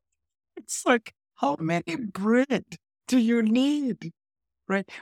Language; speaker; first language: English; non-native, local second language; Shona